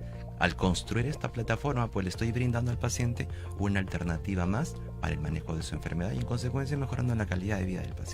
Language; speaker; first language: Spanish; native; Spanish